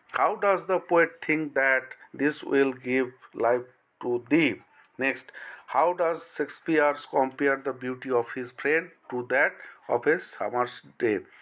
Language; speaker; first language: English; non-native, local second language; Bangla